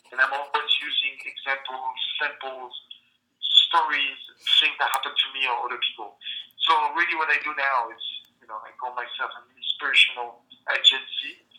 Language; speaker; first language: English; non-native, fluent; French